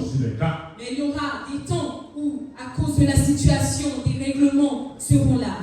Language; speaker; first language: French; non-native, local second language; Ewe